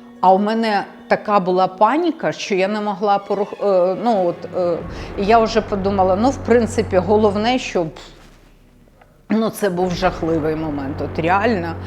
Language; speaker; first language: Ukrainian; native; Ukrainian